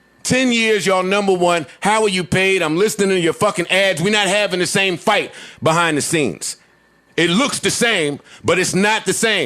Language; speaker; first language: English; native; English